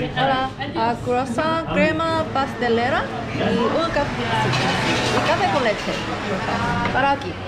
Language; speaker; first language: Spanish; non-native, learner; Korean